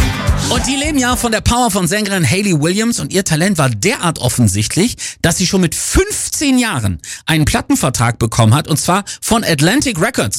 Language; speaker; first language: German; native; German